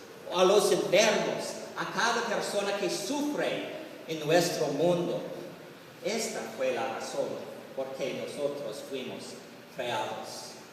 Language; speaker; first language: Spanish; non-native, learner; English